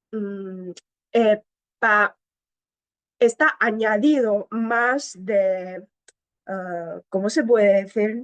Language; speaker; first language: Spanish; non-native, learner; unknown